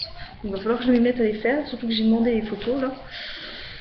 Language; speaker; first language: French; native; French